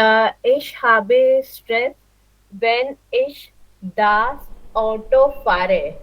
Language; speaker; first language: German; non-native, learner; Hindi